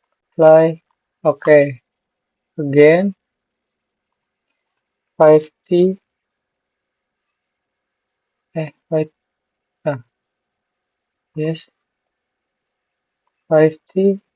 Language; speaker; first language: English; non-native, learner; Indonesian